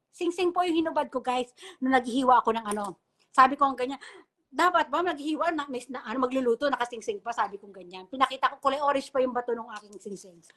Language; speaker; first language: Filipino; non-native, local second language; Bikol